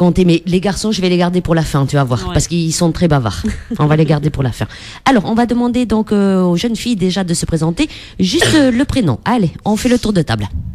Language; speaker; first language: French; native; French